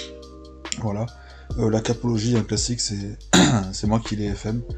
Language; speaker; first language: French; native; French